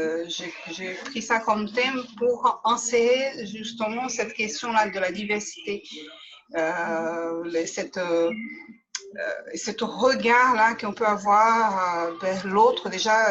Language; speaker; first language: French; native; French